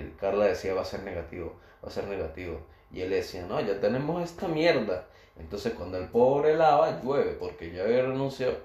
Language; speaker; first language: Spanish; native; Spanish